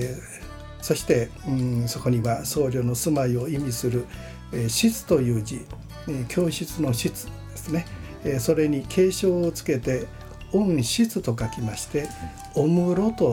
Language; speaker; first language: Japanese; native; Japanese